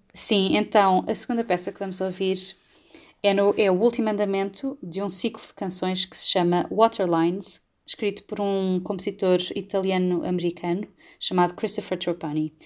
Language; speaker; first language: Portuguese; native; Portuguese